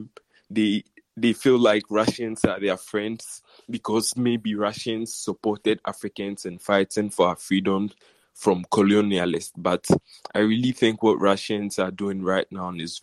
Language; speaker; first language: English; non-native, local second language; Akan